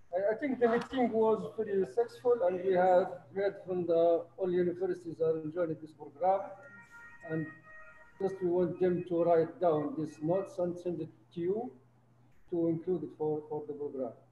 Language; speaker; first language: English; non-native, fluent; Arabic